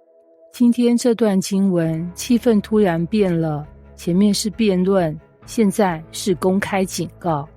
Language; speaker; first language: Chinese; native; Chinese